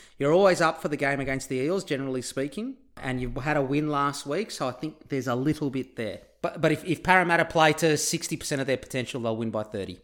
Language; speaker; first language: English; early bilingual, other home language; Turkish